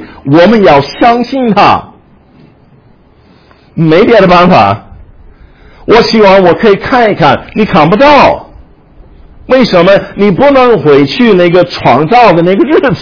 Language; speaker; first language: Chinese; non-native, fluent; English